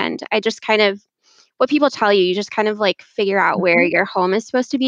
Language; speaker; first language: English; native; English